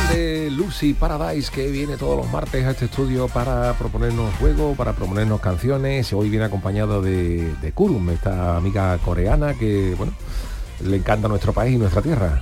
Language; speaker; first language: Spanish; native; Spanish